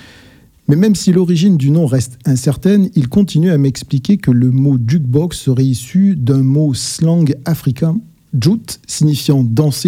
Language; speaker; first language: French; native; French